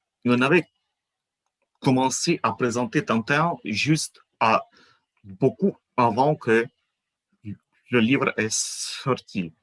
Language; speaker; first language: French; non-native, fluent; Ukrainian